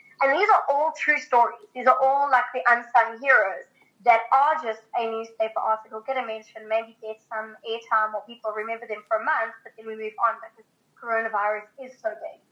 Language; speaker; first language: English; native; English